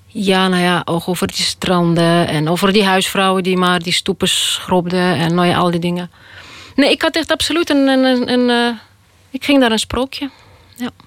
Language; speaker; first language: Dutch; non-native, fluent; Russian